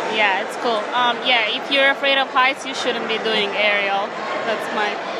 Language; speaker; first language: English; non-native, fluent; Ukrainian